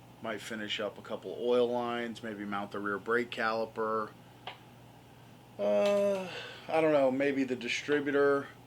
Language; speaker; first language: English; native; English